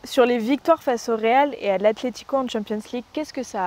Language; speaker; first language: French; native; French